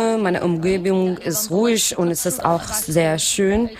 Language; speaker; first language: German; non-native, learner; Arabic